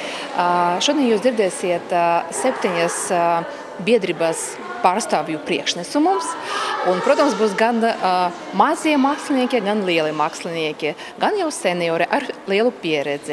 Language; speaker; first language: Latvian; non-native, local second language; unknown